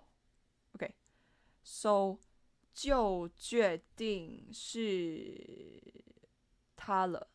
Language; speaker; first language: Chinese; non-native, learner; English